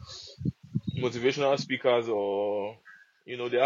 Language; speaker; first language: English; non-native, local second language; Yoruba